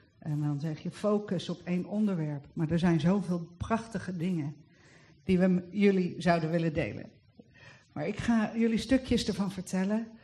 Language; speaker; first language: Dutch; native; Dutch